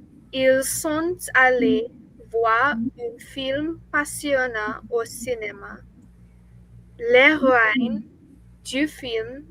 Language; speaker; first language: French; non-native, learner; English